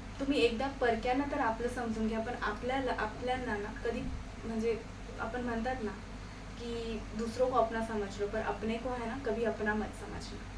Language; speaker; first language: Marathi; non-native, local second language; Hindi